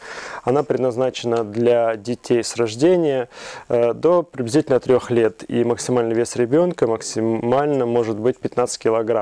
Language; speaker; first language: Russian; native; Russian